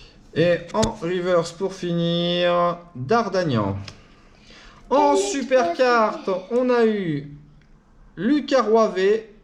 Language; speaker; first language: French; native; French